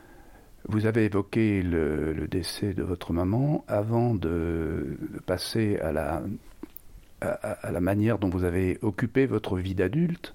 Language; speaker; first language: French; native; French